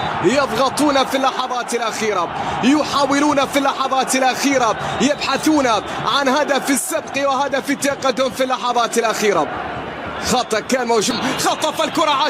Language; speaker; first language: Arabic; native; Arabic